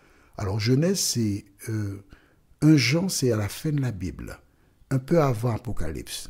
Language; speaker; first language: French; native; French